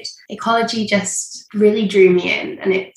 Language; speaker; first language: English; native; English